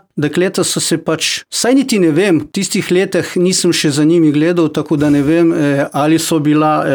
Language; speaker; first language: Slovenian; non-native, fluent; Croatian